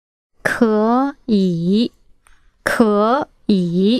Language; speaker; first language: Chinese; non-native, learner; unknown